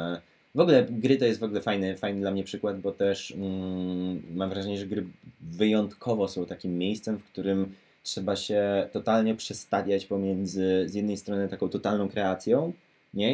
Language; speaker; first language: Polish; native; Polish